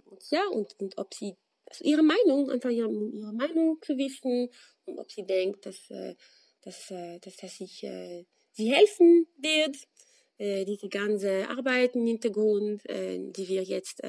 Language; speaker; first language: German; non-native, fluent; French